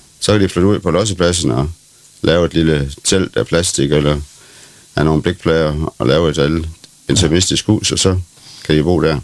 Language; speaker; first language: Danish; non-native, local second language; Faroese